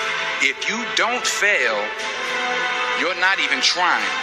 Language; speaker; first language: English; native; English